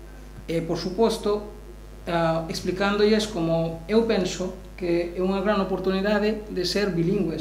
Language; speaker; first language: Galician; non-native, learner; Bangla